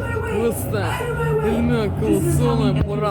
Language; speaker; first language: Italian; non-native, learner; Russian